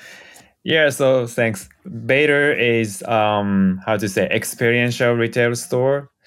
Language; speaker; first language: English; non-native, fluent; Japanese